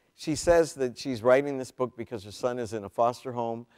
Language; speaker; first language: English; native; English